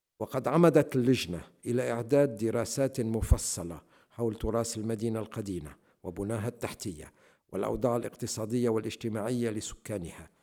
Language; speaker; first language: Arabic; native; Arabic